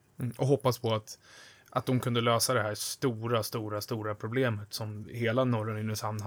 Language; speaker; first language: Swedish; native; Swedish